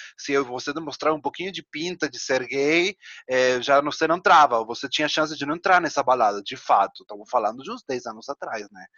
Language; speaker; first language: Portuguese; non-native, fluent; Spanish